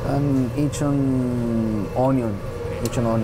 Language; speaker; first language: Korean; non-native, learner; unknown